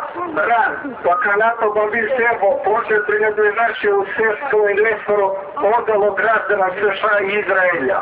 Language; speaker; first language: Russian; non-native, fluent; Serbian